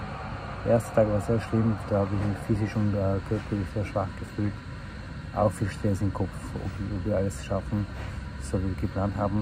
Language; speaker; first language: German; non-native, fluent; Slovak